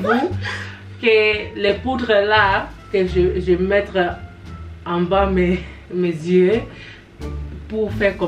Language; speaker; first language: French; early bilingual, heritage; French